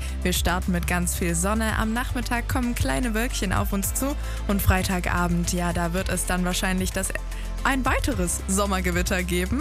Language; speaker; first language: German; native; German